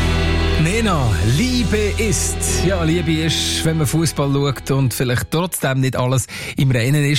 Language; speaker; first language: German; native; German